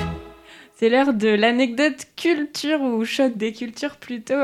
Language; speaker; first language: French; native; French